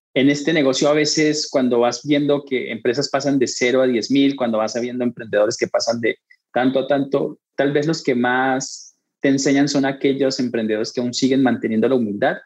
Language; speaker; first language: Spanish; native; Spanish